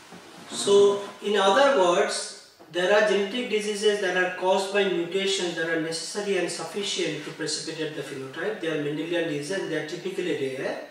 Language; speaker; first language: English; non-native, local second language; Bangla